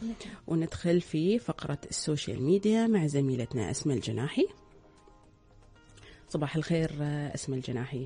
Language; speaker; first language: Arabic; native; Arabic